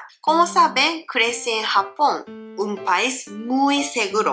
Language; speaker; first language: Spanish; non-native, learner; Japanese